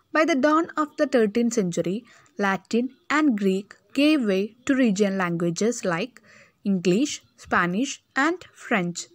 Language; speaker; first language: English; non-native, local second language; Malayalam